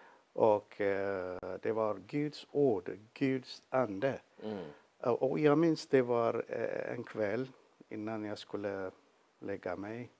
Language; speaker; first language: Swedish; non-native, fluent; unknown